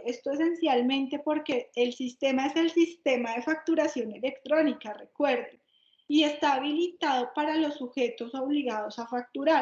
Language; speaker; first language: Spanish; native; Spanish